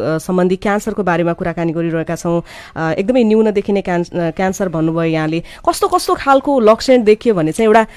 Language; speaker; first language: Nepali; native; Nepali